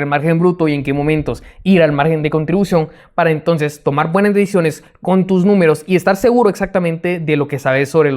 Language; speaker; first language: Spanish; native; Spanish